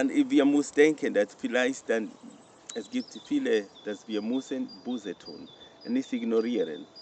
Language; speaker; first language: German; non-native, fluent; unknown